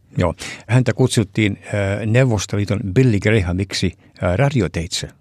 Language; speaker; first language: Finnish; early bilingual, heritage; Finnish